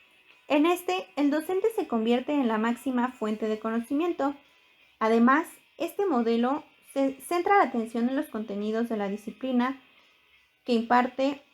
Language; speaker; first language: Spanish; native; Spanish